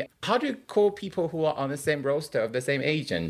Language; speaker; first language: English; non-native, fluent; Chinese